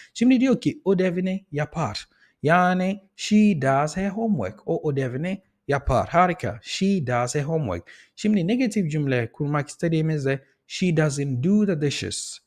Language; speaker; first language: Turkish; non-native, fluent; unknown